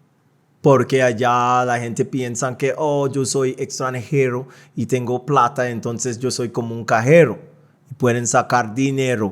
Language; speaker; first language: Spanish; non-native, fluent; English